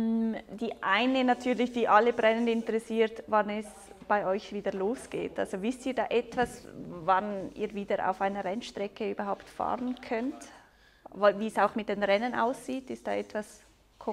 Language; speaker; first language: German; native; German